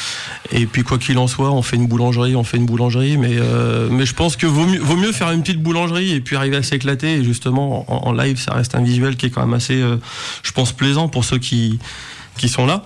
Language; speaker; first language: French; native; French